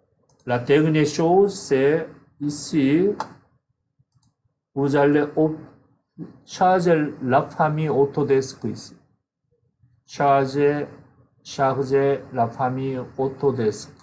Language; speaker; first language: French; non-native, fluent; Korean